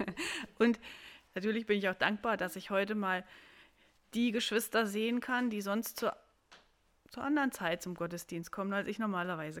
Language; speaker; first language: German; native; German